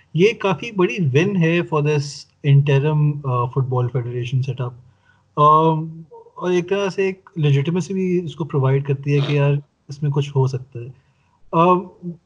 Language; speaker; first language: Urdu; native; Urdu